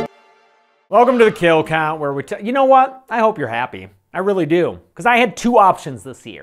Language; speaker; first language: English; native; English